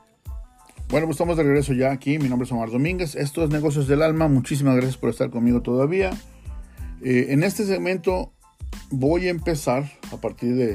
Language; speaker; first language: Spanish; native; Spanish